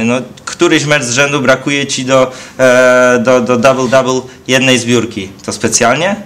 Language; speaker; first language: Polish; native; Polish